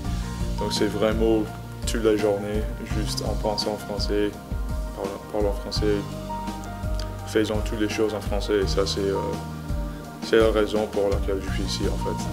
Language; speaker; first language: French; non-native, fluent; English